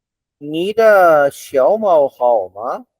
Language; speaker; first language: Chinese; non-native, fluent; Hindi